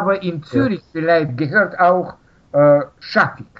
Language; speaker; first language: German; non-native, learner; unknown